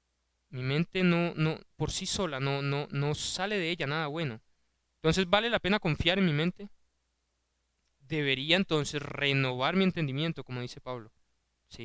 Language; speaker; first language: Spanish; native; Spanish